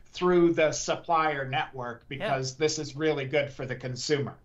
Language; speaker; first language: English; native; English